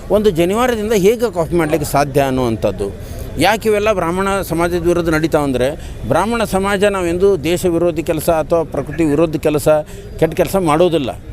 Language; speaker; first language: Kannada; native; Kannada